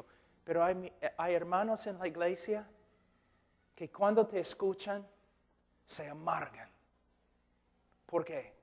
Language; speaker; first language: Spanish; non-native, fluent; English